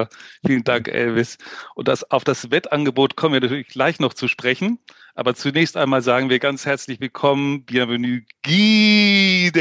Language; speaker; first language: German; native; German